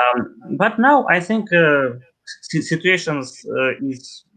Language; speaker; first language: English; non-native, learner; Russian